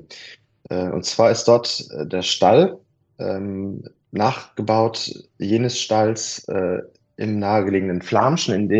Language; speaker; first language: German; native; German